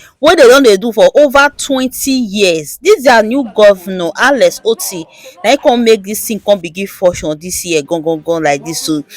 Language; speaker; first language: Nigerian Pidgin; native; Nigerian Pidgin